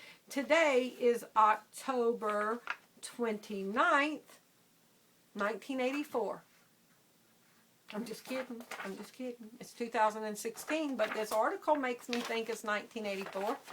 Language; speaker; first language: English; native; English